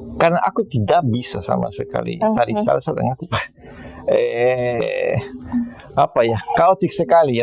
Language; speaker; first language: Indonesian; non-native, fluent; Spanish